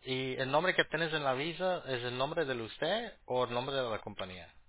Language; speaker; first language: Spanish; early bilingual, heritage; Spanish